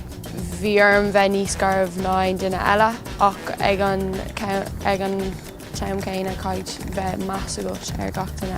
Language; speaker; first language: Irish; non-native, local second language; English